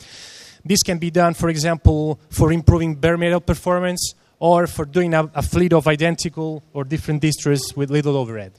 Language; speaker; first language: English; non-native, fluent; Italian